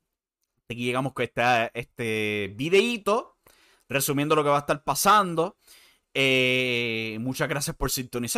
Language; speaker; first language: Spanish; native; Spanish